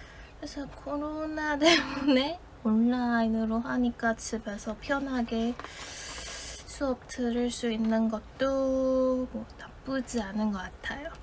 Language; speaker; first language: Korean; non-native, fluent; Chinese